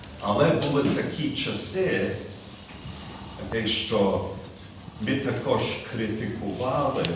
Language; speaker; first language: Ukrainian; early bilingual, heritage; Ukrainian